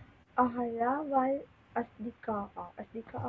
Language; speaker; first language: Arabic; non-native, learner; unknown